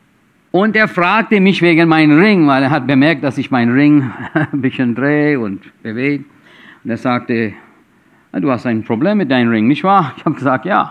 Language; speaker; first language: German; non-native, fluent; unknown